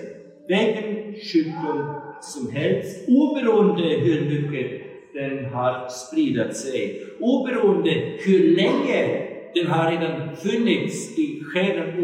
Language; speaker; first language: Swedish; non-native, fluent; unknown